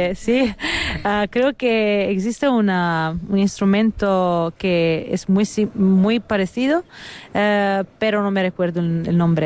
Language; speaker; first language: Spanish; non-native, fluent; Italian